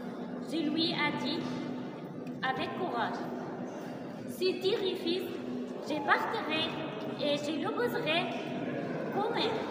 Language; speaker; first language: French; non-native, learner; Arabic